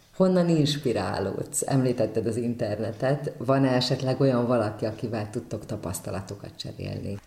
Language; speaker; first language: Hungarian; native; Hungarian